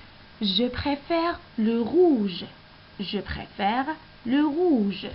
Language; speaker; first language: French; non-native, local second language; Arabic